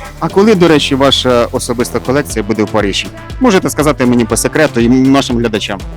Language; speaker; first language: Ukrainian; native; Ukrainian